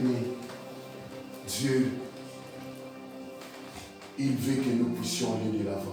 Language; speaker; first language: French; non-native, local second language; Lingala